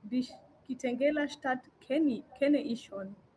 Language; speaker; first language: German; non-native, fluent; Swahili